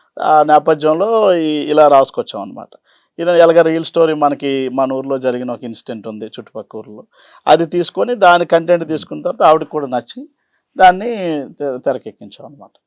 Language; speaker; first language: Telugu; native; Telugu